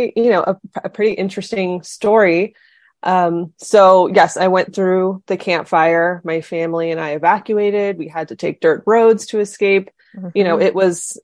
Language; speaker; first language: English; native; English